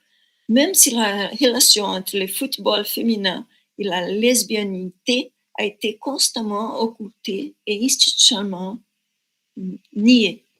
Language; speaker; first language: French; non-native, fluent; Portuguese